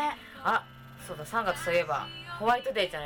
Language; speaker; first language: Japanese; native; Japanese